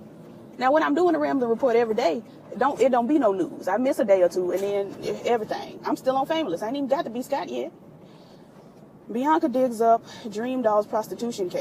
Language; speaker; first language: English; native; English